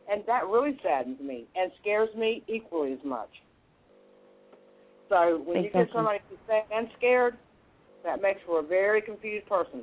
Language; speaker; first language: English; native; English